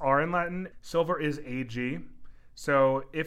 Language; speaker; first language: English; native; English